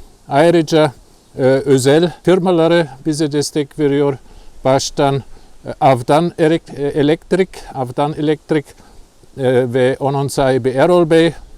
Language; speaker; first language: Turkish; non-native, fluent; German